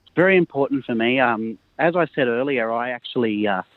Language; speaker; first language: English; native; English